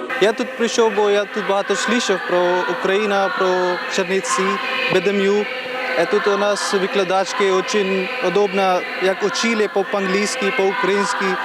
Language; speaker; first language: Ukrainian; non-native, learner; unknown